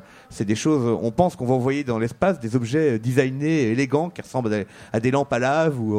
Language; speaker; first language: French; native; French